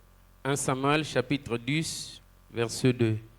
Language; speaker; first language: French; non-native, local second language; Lingala